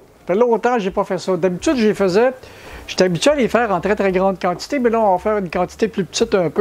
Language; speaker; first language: French; native; French